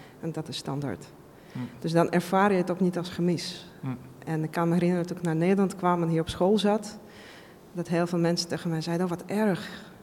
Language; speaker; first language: Dutch; non-native, fluent; Russian